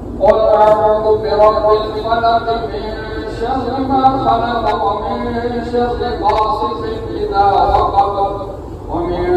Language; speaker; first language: Arabic; non-native, fluent; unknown